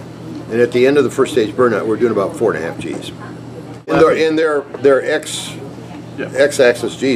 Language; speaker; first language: English; native; English